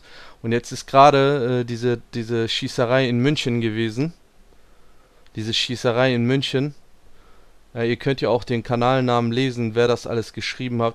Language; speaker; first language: German; native; German